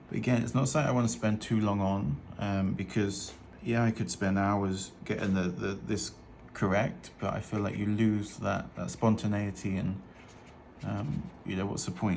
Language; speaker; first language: English; native; English